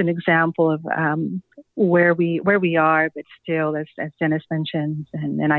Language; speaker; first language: English; non-native, fluent; Spanish